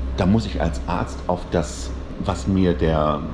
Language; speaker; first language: German; native; German